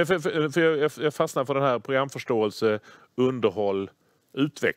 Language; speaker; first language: Swedish; native; Swedish